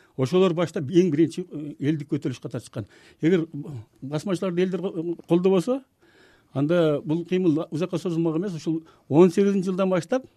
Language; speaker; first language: Kyrgyz; native; Kyrgyz